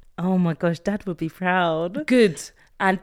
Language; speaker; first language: English; native; English